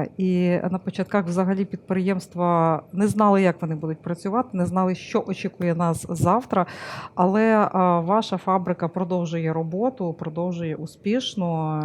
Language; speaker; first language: Ukrainian; native; Ukrainian